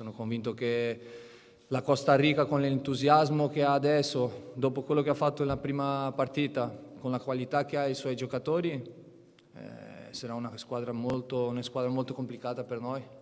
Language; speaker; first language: Italian; non-native, fluent; Portuguese